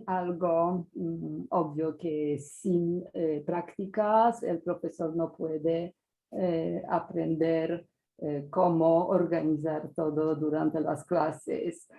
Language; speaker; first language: Spanish; non-native, fluent; Polish